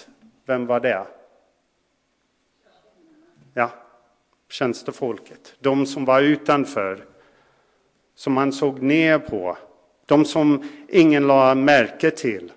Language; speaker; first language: Swedish; non-native, fluent; English